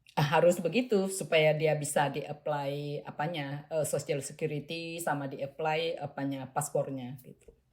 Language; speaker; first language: Indonesian; non-native, local second language; Chinese